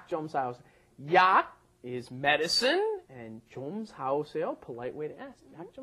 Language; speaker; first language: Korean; non-native, fluent; English